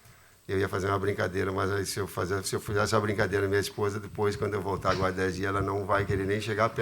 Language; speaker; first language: Portuguese; native; Portuguese